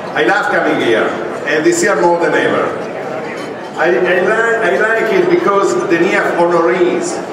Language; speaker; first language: English; non-native, fluent; Italian